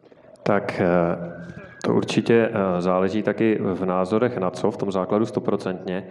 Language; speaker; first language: Czech; native; Czech